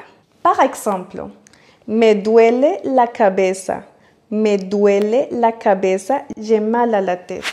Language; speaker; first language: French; non-native, fluent; Spanish